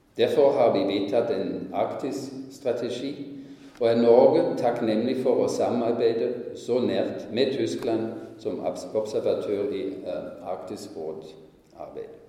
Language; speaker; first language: Norwegian; non-native, fluent; German